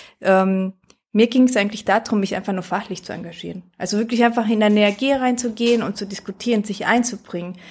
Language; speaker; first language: German; early bilingual, other home language; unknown